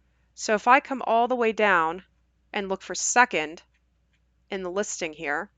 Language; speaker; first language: English; native; English